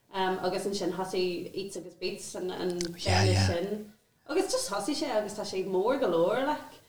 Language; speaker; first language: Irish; non-native, local second language; English